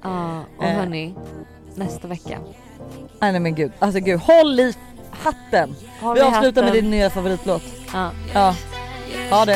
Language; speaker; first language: Swedish; native; Swedish